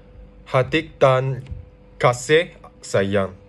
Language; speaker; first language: Indonesian; non-native, learner; Chinese